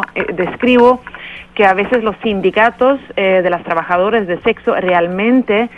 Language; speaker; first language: Spanish; non-native, fluent; Swedish